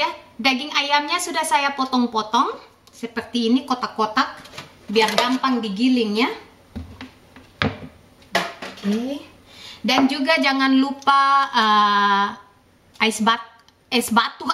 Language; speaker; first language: Indonesian; non-native, local second language; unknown